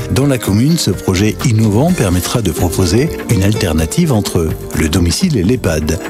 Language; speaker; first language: French; native; French